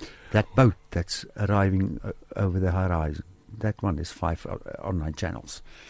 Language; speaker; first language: English; non-native, local second language; Afrikaans